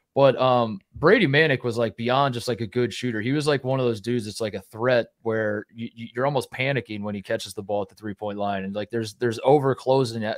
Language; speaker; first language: English; native; English